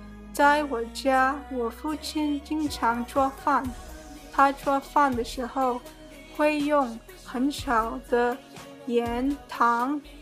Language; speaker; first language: Chinese; early bilingual, heritage; Chinese